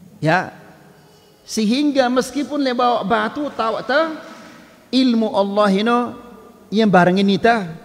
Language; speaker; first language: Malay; non-native, local second language; Sasak